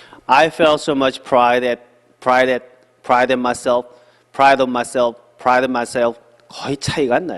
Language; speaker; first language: English; non-native, fluent; Korean